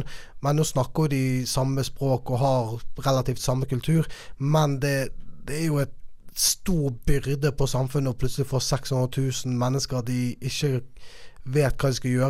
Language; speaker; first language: Norwegian; native; Norwegian